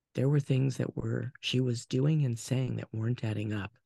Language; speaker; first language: English; native; English